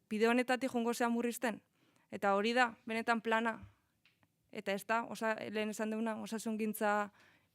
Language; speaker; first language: Basque; native; Basque